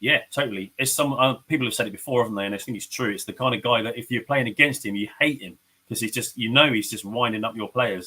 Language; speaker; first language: English; native; English